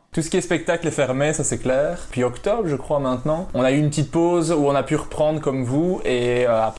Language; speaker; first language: French; native; French